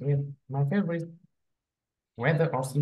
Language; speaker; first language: English; non-native, learner; Vietnamese